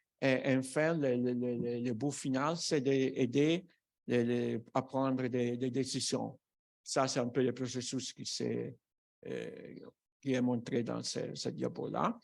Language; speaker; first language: French; non-native, fluent; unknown